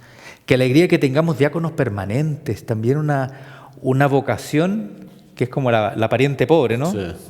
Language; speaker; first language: Spanish; native; Spanish